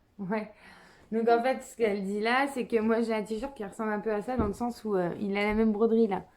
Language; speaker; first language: French; native; French